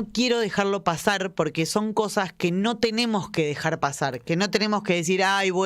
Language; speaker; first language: Spanish; native; Spanish